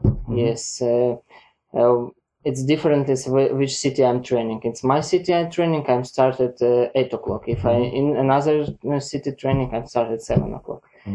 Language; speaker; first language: English; non-native, learner; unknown